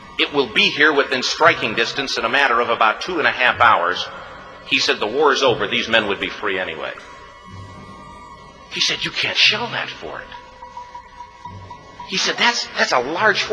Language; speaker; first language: English; native; English